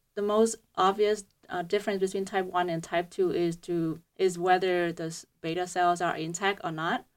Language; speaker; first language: English; non-native, fluent; Vietnamese